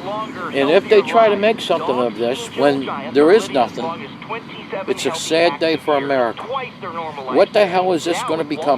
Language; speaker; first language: English; native; English